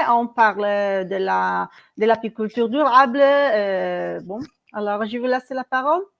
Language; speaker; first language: French; non-native, learner; Italian